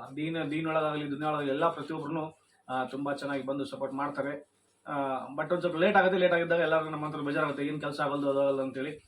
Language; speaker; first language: Kannada; non-native, local second language; Urdu